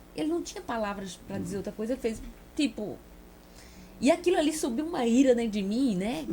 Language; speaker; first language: Portuguese; native; Portuguese